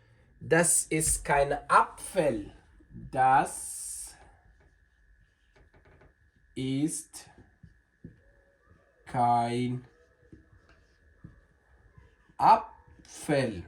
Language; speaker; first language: German; non-native, learner; Somali